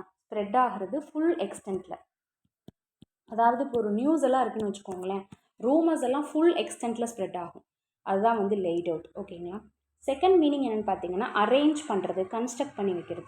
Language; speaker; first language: Tamil; native; Tamil